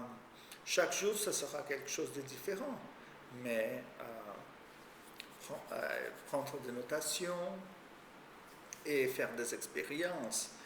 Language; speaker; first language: French; non-native, fluent; Portuguese